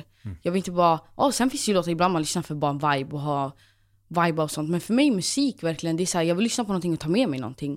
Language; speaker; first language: Swedish; native; Swedish